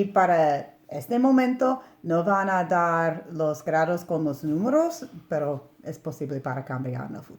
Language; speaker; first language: Spanish; non-native, learner; English